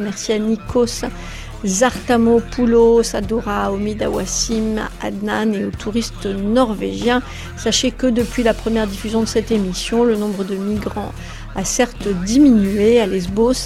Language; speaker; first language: French; native; French